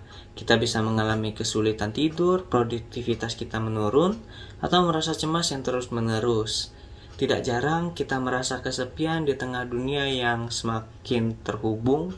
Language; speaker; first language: Indonesian; native; Indonesian